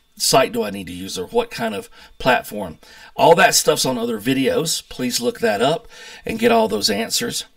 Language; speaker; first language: English; native; English